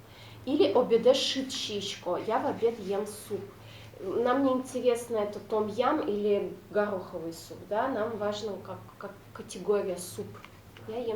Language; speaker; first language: Russian; non-native, local second language; Udmurt